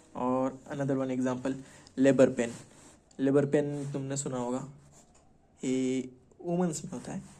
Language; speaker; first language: Hindi; non-native, local second language; Marathi